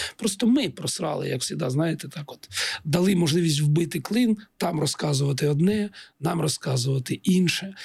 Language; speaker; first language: Ukrainian; non-native, local second language; Russian